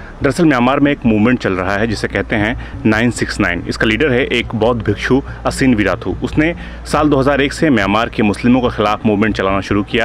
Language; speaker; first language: Hindi; native; Hindi